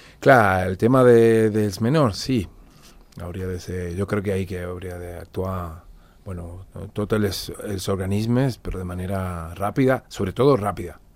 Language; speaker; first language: Catalan; non-native, local second language; Spanish